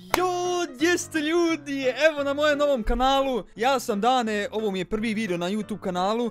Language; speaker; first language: Bosnian; early bilingual, heritage; Bosnian